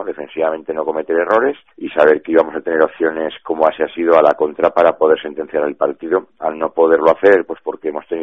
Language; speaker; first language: Spanish; native; Spanish